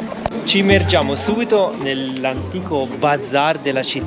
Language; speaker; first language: Italian; native; Italian